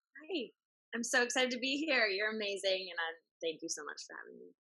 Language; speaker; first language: English; native; English